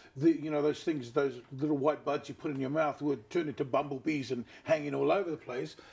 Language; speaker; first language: English; native; English